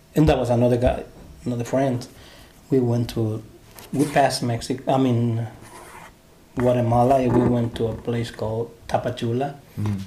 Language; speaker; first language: English; non-native, learner; Spanish